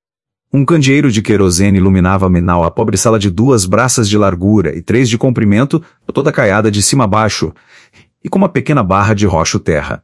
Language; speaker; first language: Portuguese; native; Portuguese